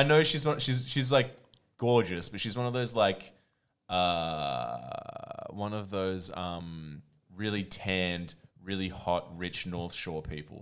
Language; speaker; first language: English; non-native, local second language; Croatian